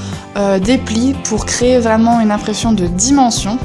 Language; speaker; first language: French; native; French